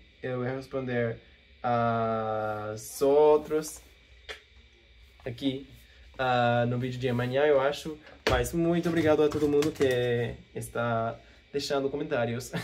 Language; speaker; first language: Portuguese; non-native, fluent; English